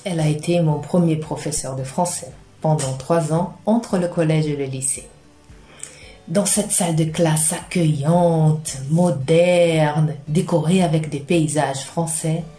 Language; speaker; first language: French; non-native, fluent; Portuguese